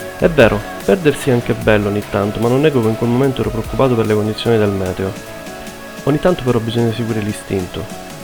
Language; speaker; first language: Italian; native; Italian